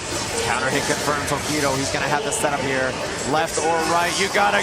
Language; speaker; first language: English; native; English